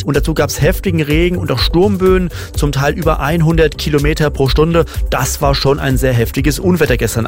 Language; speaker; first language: German; native; German